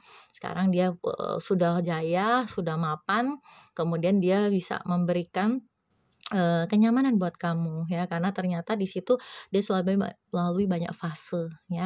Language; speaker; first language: Indonesian; native; Indonesian